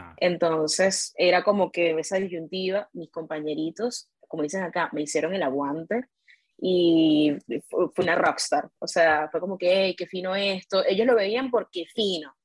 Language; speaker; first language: Spanish; native; Spanish